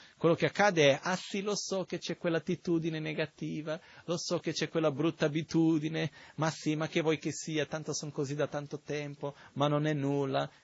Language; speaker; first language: Italian; non-native, fluent; Portuguese